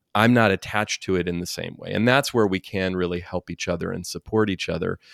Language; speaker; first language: English; native; English